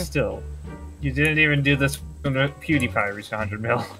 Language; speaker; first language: English; native; English